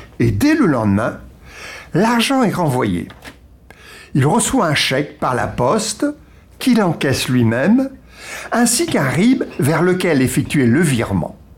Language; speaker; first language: French; native; French